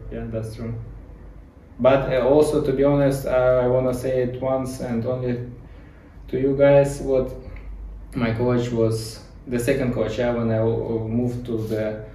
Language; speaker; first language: English; non-native, learner; Ukrainian